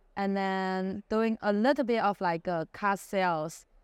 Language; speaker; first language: English; non-native, fluent; Chinese